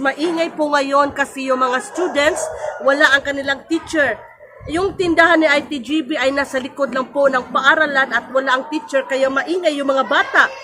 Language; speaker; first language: Filipino; native; Filipino